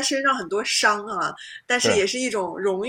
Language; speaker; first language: Chinese; native; Chinese